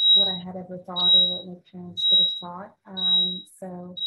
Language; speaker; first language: English; non-native, fluent; Arabic